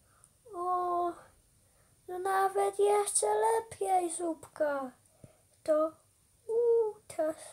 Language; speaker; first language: Polish; early bilingual, heritage; Polish